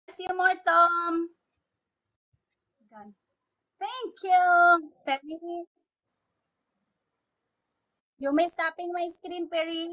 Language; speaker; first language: English; non-native, local second language; Filipino